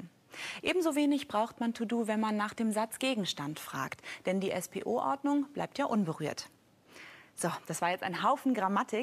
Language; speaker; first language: German; native; German